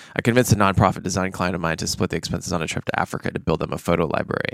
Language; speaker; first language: English; native; English